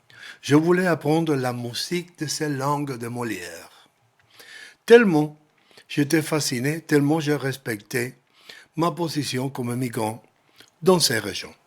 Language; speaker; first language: French; non-native, learner; Spanish